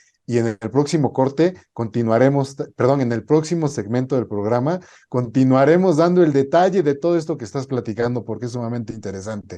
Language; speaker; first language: Spanish; native; Spanish